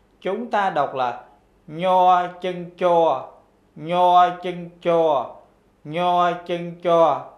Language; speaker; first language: Vietnamese; non-native, local second language; Khmer